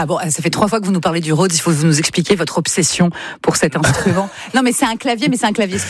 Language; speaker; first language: French; native; French